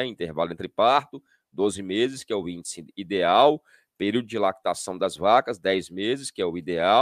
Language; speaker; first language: Portuguese; native; Portuguese